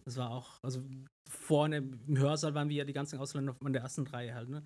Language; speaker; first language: German; non-native, fluent; Spanish